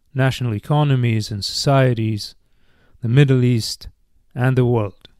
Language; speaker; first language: English; non-native, fluent; Arabic